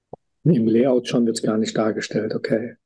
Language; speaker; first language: German; native; German